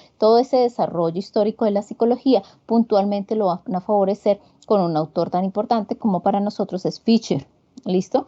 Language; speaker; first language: Spanish; native; Spanish